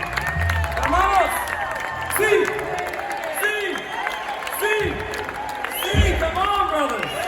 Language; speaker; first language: Spanish; non-native, learner; English